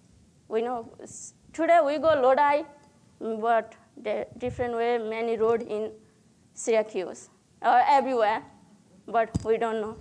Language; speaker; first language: English; non-native, learner; Nepali